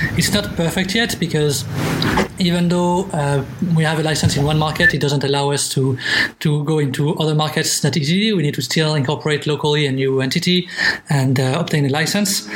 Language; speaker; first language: English; non-native, fluent; French